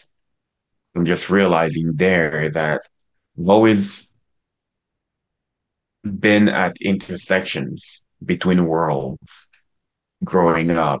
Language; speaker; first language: English; non-native, local second language; French